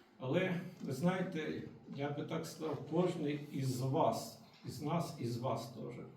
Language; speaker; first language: Ukrainian; non-native, local second language; Russian